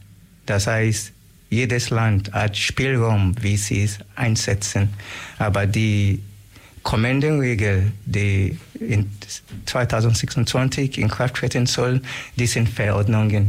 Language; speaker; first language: German; non-native, learner; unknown